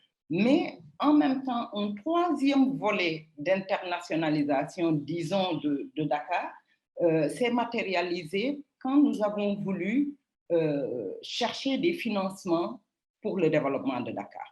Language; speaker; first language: French; non-native, local second language; Wolof